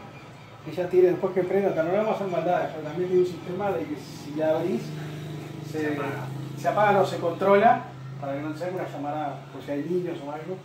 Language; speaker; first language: Spanish; native; Spanish